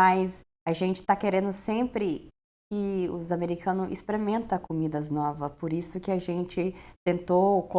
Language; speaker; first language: Portuguese; early bilingual, heritage; Portuguese